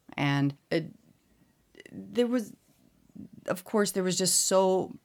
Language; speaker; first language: English; native; English